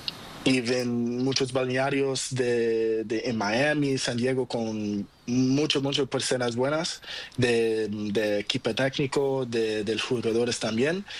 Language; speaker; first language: Spanish; non-native, learner; Portuguese